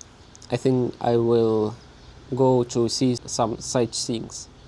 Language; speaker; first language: English; non-native, learner; Russian